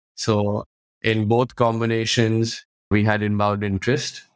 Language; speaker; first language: English; non-native, local second language; Hindi